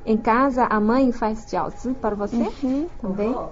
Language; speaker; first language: Portuguese; non-native, fluent; Chinese